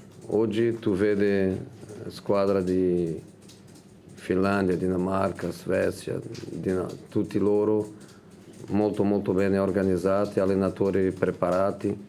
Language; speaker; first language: Italian; non-native, fluent; Portuguese